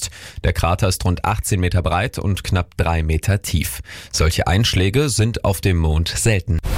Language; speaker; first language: German; native; German